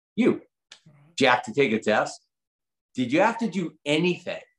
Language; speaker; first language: English; native; English